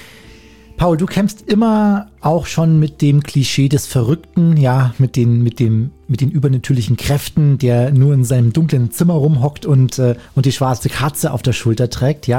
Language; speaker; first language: German; native; German